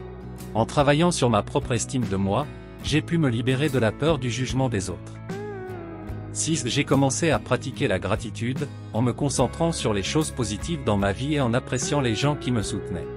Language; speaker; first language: French; native; French